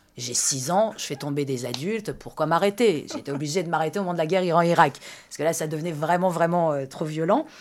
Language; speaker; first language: French; early bilingual, other home language; Persian